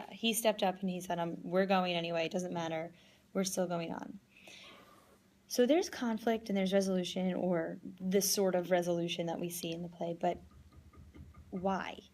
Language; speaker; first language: English; native; English